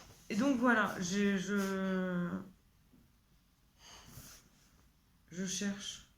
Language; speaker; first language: French; native; French